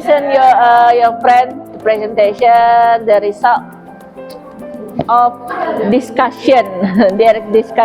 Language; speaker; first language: English; non-native, local second language; Indonesian